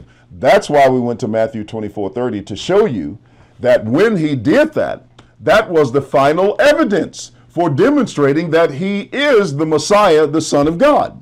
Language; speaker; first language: English; native; English